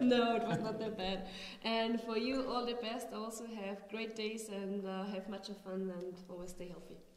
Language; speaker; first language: English; non-native, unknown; German